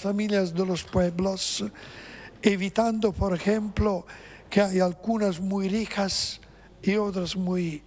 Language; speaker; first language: Spanish; non-native, fluent; Italian